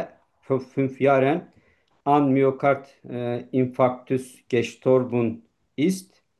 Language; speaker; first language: German; non-native, learner; Turkish